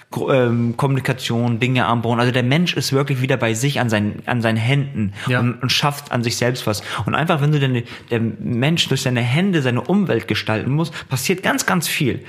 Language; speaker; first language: German; early bilingual, other home language; Turkish